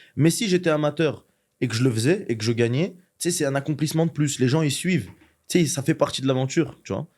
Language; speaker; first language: French; early bilingual, other home language; Chechen